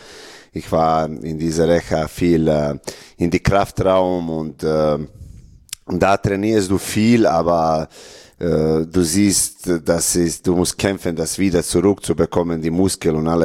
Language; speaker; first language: German; non-native, learner; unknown